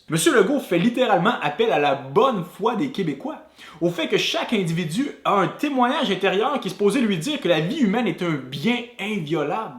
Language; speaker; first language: French; native; French